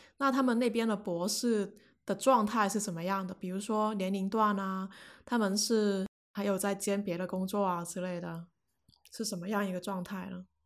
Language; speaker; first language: Chinese; non-native, local second language; Cantonese